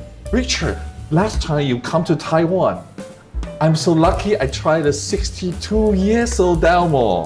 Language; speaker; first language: English; non-native, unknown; Chinese